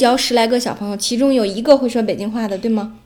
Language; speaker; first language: Chinese; native; Chinese